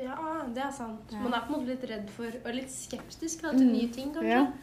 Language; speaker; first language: Norwegian; native; Norwegian